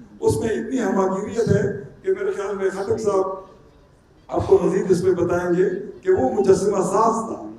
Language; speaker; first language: Urdu; non-native, local second language; Pashto